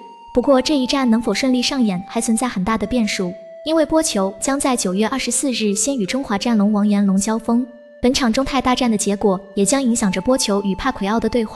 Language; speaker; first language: Chinese; native; Chinese